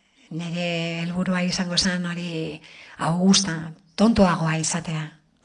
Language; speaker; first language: Basque; non-native, local second language; Spanish